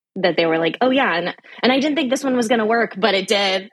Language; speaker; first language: English; native; English